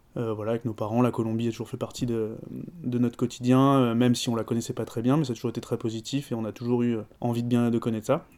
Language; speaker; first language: French; native; French